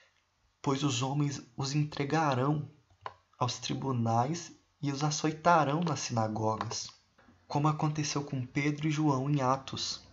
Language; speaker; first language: Portuguese; native; Portuguese